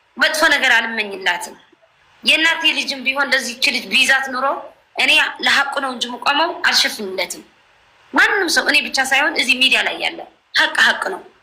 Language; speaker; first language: Amharic; non-native, local second language; Tigrinya